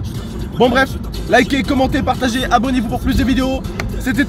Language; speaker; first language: French; native; French